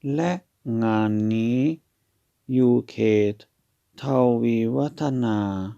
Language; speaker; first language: Thai; non-native, fluent; Hungarian